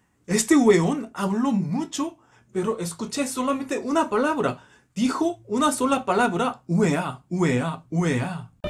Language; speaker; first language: Spanish; non-native, learner; Korean